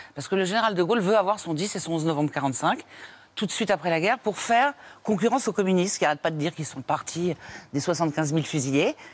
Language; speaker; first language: French; native; French